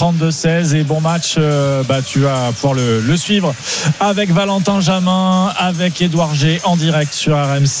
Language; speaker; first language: French; native; French